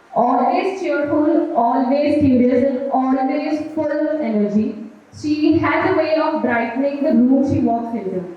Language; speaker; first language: English; non-native, local second language; Marathi